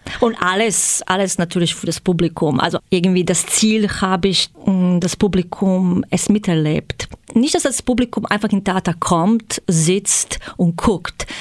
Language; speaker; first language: German; non-native, fluent; Croatian